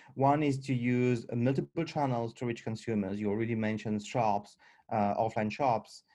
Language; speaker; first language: English; non-native, fluent; French